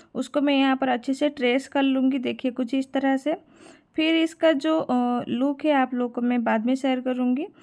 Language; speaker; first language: Hindi; non-native, local second language; Odia